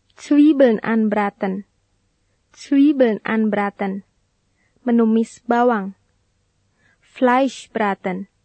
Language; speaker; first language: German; non-native, fluent; Indonesian